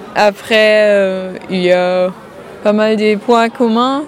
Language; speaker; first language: French; non-native, fluent; German